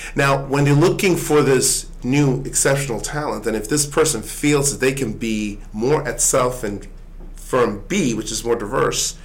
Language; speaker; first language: English; early bilingual, other home language; Swedish